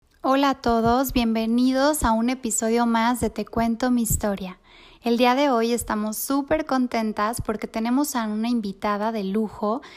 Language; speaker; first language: Spanish; native; Spanish